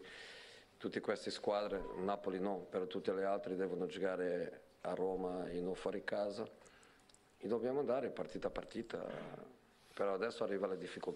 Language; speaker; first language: Italian; non-native, fluent; Portuguese